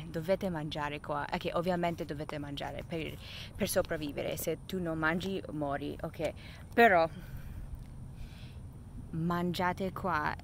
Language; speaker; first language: Italian; non-native, fluent; English